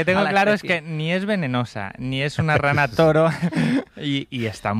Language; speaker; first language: Spanish; native; Spanish